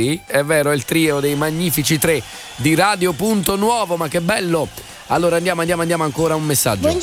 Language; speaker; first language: Italian; native; Italian